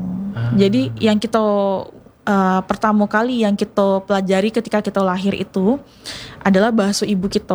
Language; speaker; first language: Indonesian; non-native, local second language; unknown